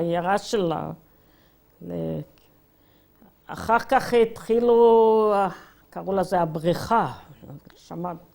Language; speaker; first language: Hebrew; non-native, fluent; Yiddish